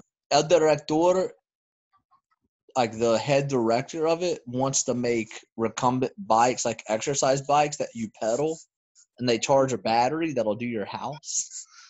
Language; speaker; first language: English; native; English